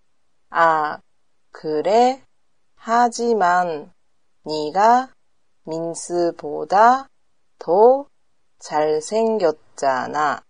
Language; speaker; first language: Korean; non-native, fluent; Japanese